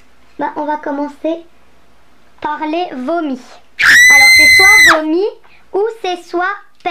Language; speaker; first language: French; native; French